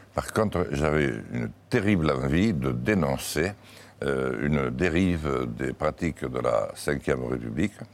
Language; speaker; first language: French; native; French